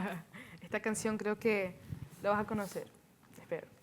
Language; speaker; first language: Spanish; early bilingual, heritage; Spanish